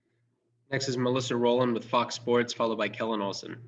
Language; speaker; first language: English; native; English